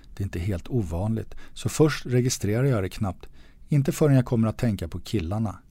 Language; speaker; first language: Swedish; native; Swedish